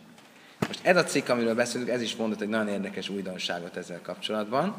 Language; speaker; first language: Hungarian; native; Hungarian